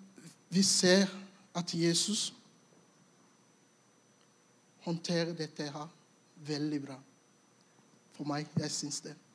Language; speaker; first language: Norwegian; non-native, fluent; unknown